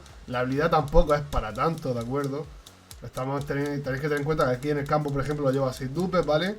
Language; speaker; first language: Spanish; native; Spanish